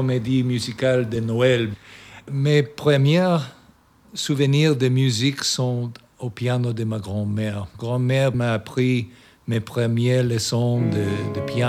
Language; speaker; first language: French; non-native, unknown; English